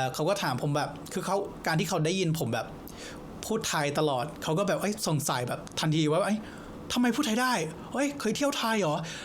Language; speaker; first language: Thai; non-native, fluent; English